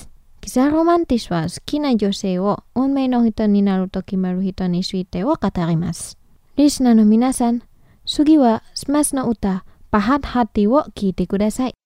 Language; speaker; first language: Japanese; non-native, fluent; Indonesian